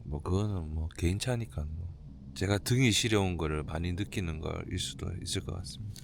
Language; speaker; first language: Korean; native; Korean